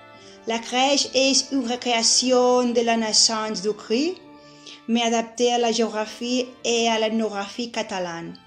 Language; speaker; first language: French; non-native, fluent; Catalan